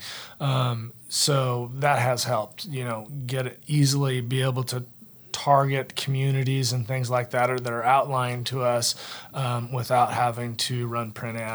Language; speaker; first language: English; native; English